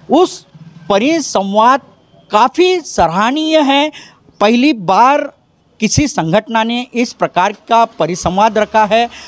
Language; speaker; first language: Hindi; non-native, local second language; Marathi